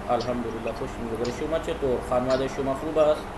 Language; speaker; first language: Persian; non-native, fluent; Urdu